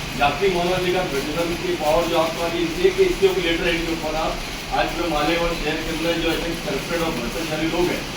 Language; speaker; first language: Hindi; native; Hindi